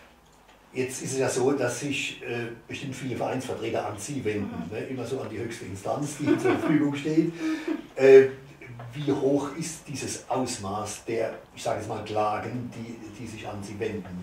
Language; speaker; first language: German; native; German